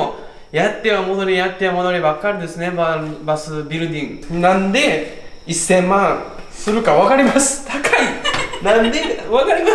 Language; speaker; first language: Japanese; native; Japanese